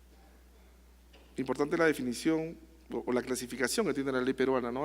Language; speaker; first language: Spanish; native; Spanish